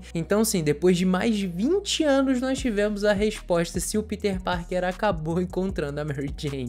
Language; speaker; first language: Portuguese; native; Portuguese